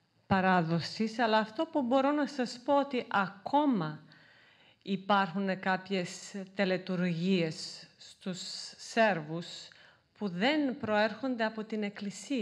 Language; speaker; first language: Greek; non-native, fluent; Serbian